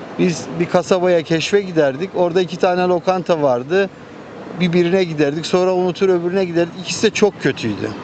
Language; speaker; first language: Turkish; native; Turkish